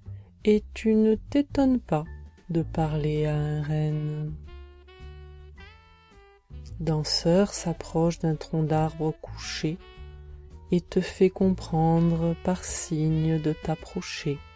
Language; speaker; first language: French; native; French